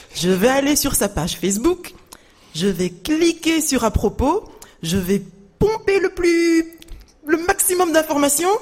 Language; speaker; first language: French; native; French